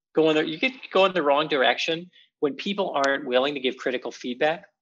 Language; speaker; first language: English; native; English